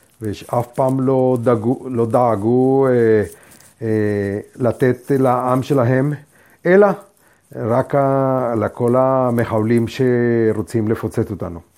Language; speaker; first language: Hebrew; non-native, fluent; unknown